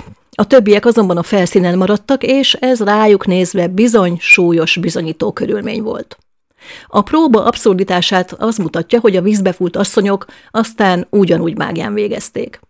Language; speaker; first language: Hungarian; native; Hungarian